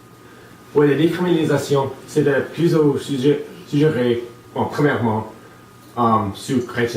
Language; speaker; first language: French; non-native, local second language; English